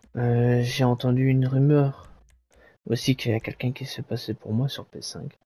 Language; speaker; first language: French; native; French